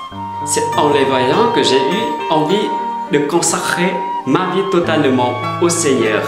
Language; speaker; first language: French; non-native, fluent; Vietnamese